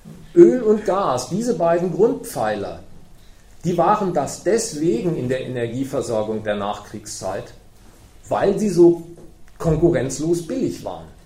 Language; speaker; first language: German; native; German